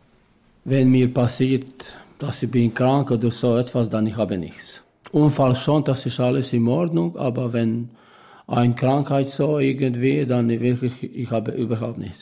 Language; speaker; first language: German; non-native, learner; Albanian